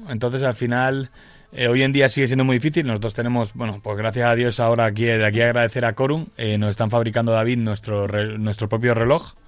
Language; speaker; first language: Spanish; native; Spanish